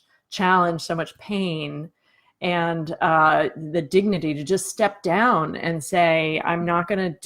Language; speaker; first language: English; native; English